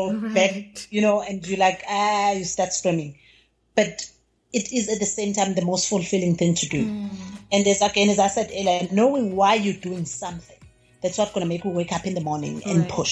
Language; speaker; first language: English; non-native, local second language; Zulu